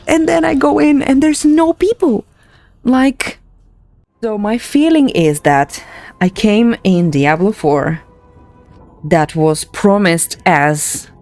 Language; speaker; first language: English; non-native, fluent; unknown